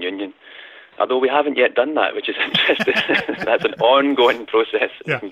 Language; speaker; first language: English; native; English